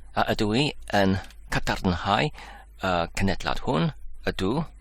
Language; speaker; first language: Welsh; non-native, local second language; English